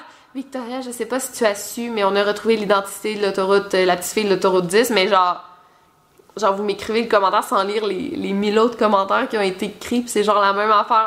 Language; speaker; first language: French; native; French